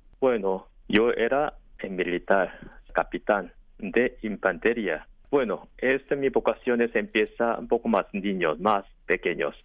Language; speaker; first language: Spanish; non-native, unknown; Korean